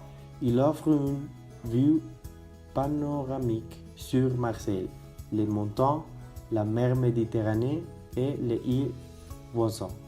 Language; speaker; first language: French; non-native, learner; Spanish